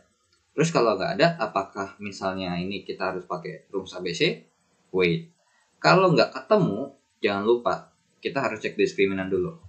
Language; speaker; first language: Indonesian; native; Indonesian